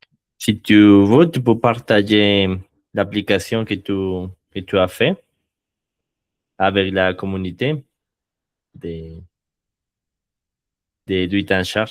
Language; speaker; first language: French; non-native, learner; Spanish